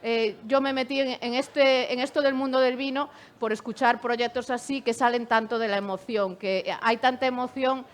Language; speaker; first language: Spanish; native; Spanish